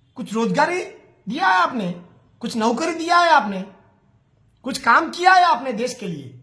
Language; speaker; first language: Hindi; non-native, local second language; Telugu